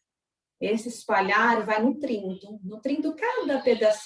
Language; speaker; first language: Portuguese; native; Portuguese